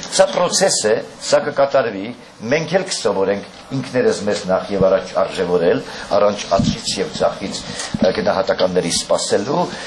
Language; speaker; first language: Armenian; native; Armenian